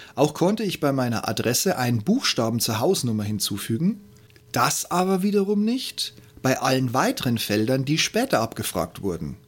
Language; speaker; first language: German; native; German